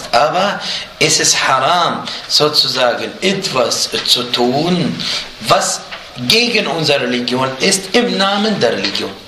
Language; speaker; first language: German; non-native, fluent; Arabic